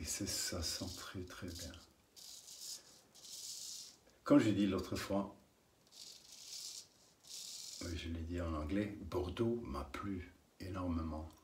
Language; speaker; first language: French; non-native, learner; English